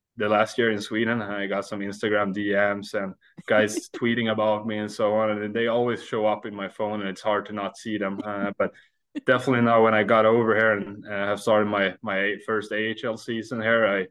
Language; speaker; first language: English; non-native, fluent; Swedish